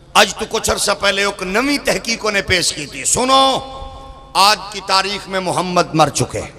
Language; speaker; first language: Urdu; non-native, local second language; Punjabi